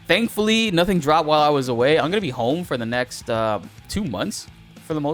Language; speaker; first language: English; native; English